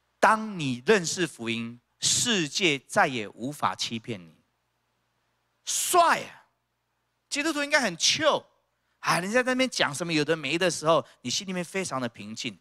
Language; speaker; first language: Chinese; native; Chinese